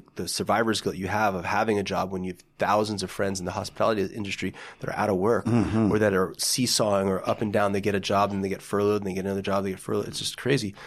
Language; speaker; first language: English; native; English